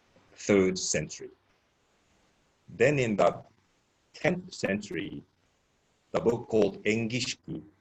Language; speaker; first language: English; non-native, fluent; Japanese